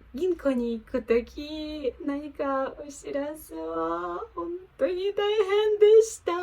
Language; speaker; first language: Japanese; non-native, fluent; Ukrainian